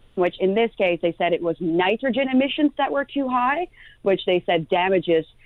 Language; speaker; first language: English; non-native, fluent; Dutch